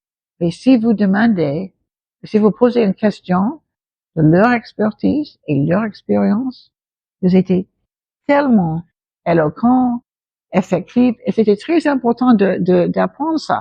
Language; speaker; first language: French; non-native, local second language; English